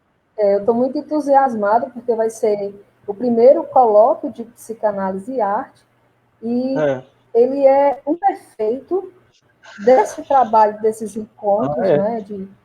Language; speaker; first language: Portuguese; native; Portuguese